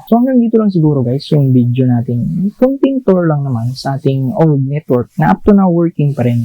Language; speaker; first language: Filipino; non-native, local second language; Cebuano